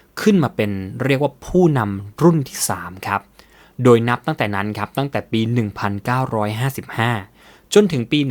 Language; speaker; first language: Thai; native; Thai